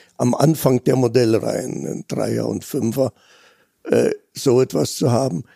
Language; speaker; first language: German; native; German